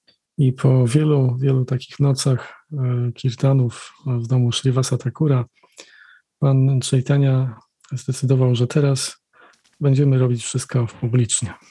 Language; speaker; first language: Polish; native; Polish